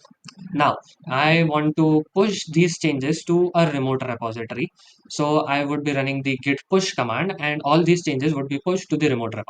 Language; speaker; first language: English; non-native, local second language; Hindi